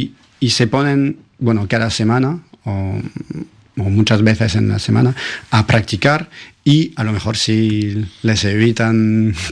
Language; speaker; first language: Spanish; non-native, fluent; French